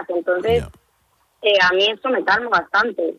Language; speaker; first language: Spanish; native; Spanish